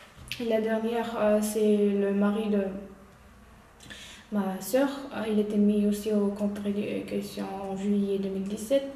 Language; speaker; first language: French; non-native, learner; Uyghur